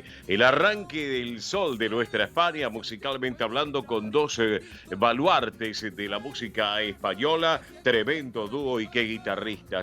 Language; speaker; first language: Spanish; native; Spanish